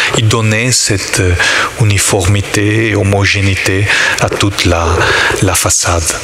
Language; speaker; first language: French; non-native, learner; Italian